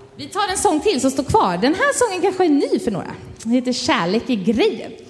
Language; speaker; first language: Swedish; native; Swedish